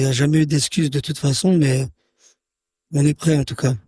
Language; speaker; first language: French; native; French